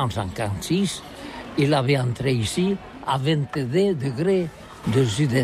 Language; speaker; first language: French; non-native, learner; Catalan